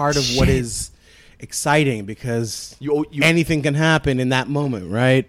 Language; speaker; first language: English; non-native, local second language; Shona